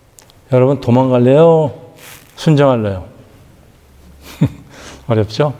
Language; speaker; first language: Korean; native; Korean